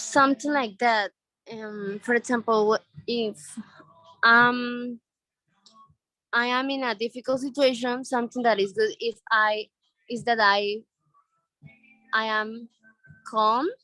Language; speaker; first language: English; non-native, learner; Spanish